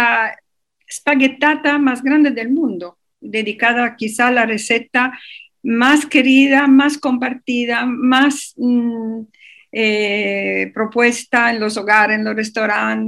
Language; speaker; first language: Spanish; non-native, fluent; Italian